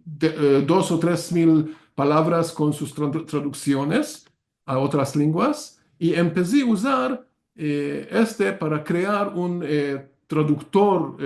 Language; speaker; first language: Spanish; non-native, learner; Hungarian